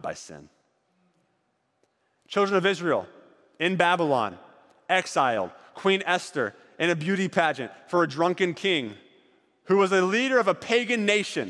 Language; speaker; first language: English; native; English